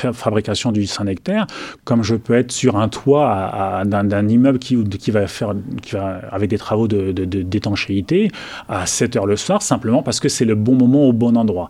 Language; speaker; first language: French; native; French